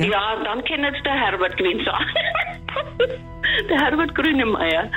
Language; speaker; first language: German; native; German